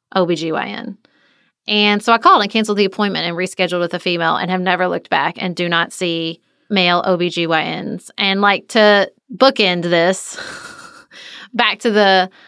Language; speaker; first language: English; native; English